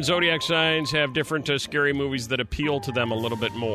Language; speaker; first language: English; native; English